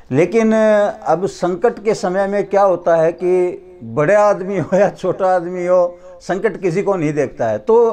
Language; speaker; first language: Hindi; native; Hindi